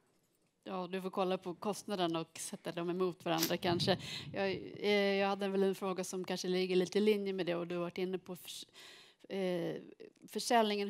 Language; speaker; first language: Swedish; native; Swedish